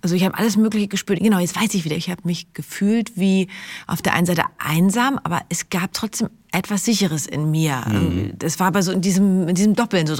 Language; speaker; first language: German; native; German